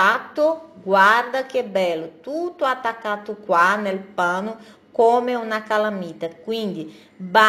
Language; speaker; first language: Italian; non-native, fluent; Portuguese